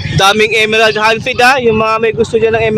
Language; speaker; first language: Filipino; native; Filipino